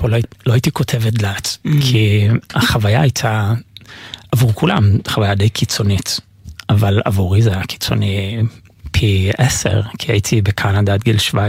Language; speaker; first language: Hebrew; non-native, fluent; English